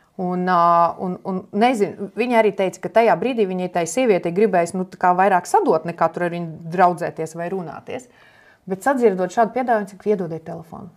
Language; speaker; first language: Latvian; non-native, local second language; Russian